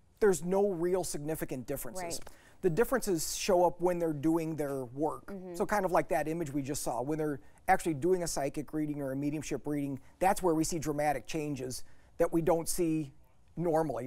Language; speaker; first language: English; native; English